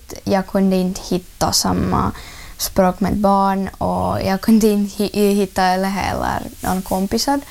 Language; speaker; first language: Swedish; non-native, learner; Russian